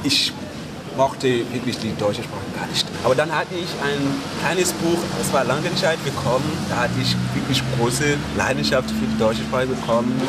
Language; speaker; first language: German; non-native, fluent; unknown